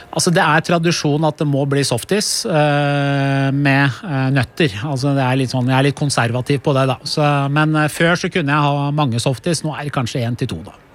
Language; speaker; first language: Norwegian; early bilingual, other home language; Persian